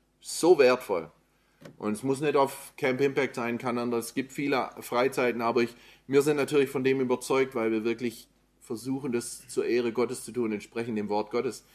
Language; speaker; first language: German; native; German